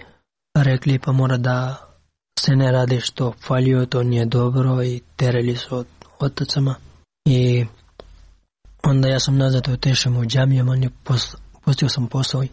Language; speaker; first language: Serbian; non-native, learner; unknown